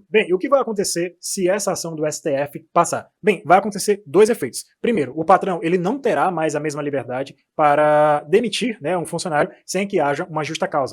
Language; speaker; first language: Portuguese; native; Portuguese